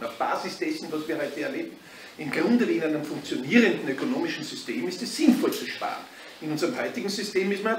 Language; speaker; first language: German; native; German